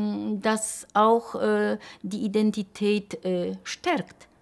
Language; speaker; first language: German; non-native, local second language; Polish